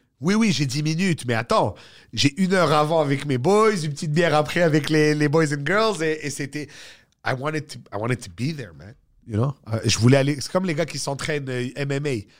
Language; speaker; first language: French; native; French